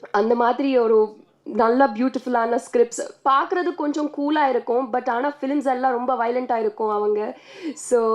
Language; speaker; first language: Tamil; non-native, learner; Telugu